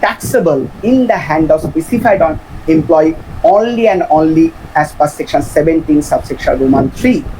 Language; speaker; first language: English; non-native, local second language; Bangla